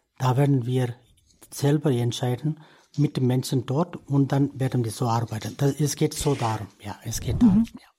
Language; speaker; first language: German; non-native, learner; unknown